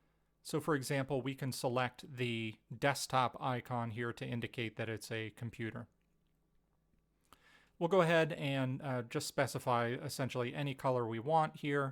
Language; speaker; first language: English; native; English